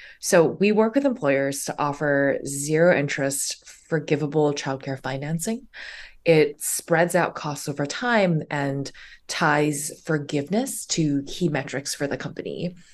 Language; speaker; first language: English; early bilingual, other home language; Chinese